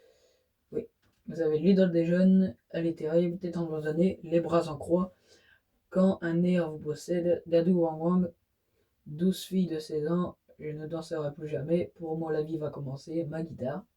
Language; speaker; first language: French; native; French